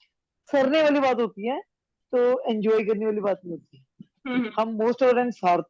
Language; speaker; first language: Hindi; native; Hindi